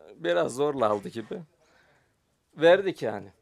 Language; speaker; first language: Turkish; native; Turkish